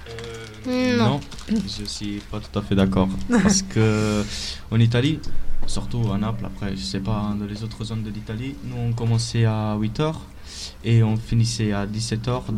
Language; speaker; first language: French; non-native, fluent; Italian